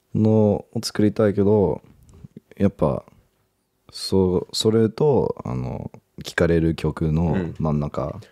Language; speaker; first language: Japanese; early bilingual, heritage; English